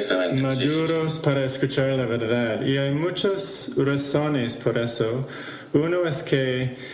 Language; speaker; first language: Spanish; non-native, fluent; English